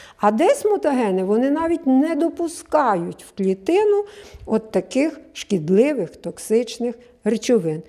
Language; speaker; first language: Ukrainian; native; Ukrainian